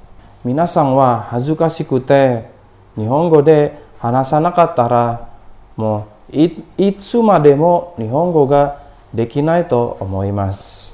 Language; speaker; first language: Japanese; non-native, fluent; Indonesian